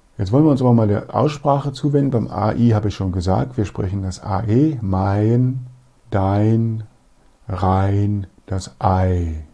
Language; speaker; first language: German; native; German